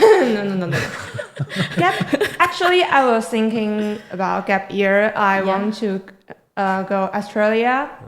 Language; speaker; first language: English; non-native, learner; Chinese